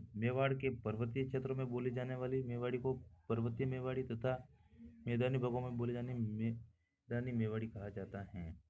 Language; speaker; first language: Hindi; native; Hindi